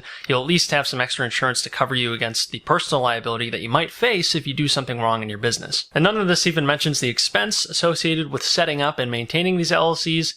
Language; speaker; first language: English; native; English